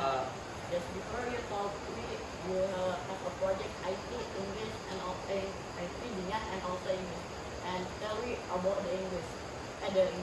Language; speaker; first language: English; non-native, learner; Indonesian